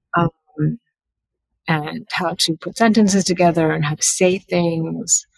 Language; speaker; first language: English; early bilingual, other home language; Bangla